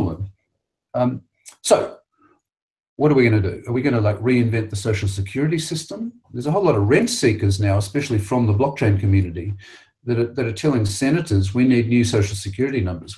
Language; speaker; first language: English; native; English